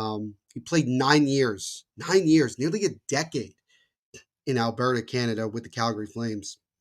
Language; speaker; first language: English; native; English